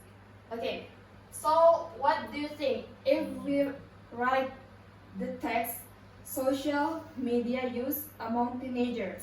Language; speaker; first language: English; non-native, learner; Indonesian